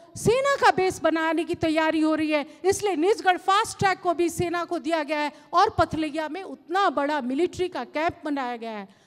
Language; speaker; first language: Hindi; non-native, local second language; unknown